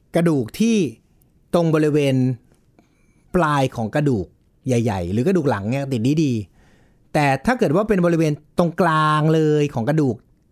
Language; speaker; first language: Thai; native; Thai